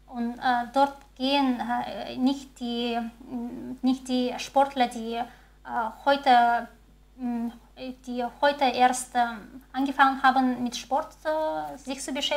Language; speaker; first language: German; non-native, fluent; Chinese